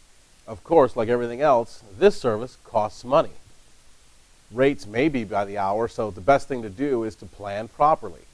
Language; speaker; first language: English; native; English